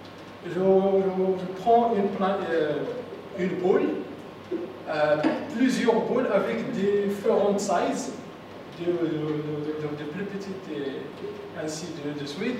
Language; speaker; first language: French; non-native, local second language; Arabic